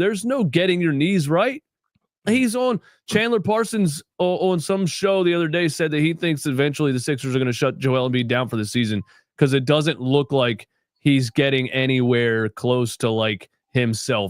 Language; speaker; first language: English; native; English